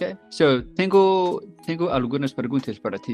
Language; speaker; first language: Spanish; non-native, learner; English